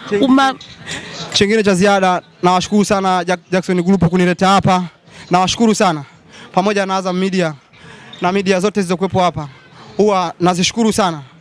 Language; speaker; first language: Swahili; native; Swahili